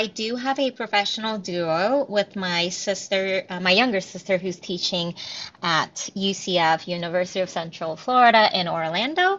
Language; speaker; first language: English; native; English